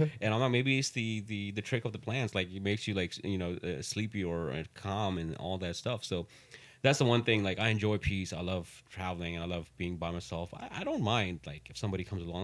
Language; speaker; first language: English; non-native, local second language; Urdu